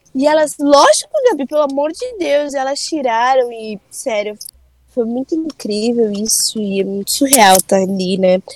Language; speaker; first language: Portuguese; native; Portuguese